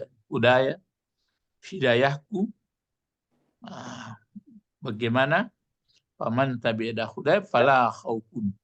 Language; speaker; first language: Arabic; non-native, fluent; Indonesian